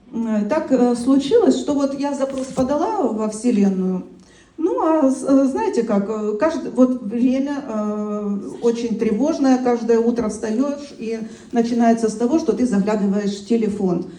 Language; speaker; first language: Russian; native; Russian